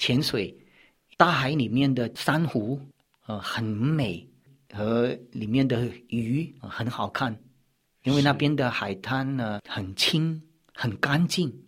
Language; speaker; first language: Chinese; early bilingual, heritage; Chinese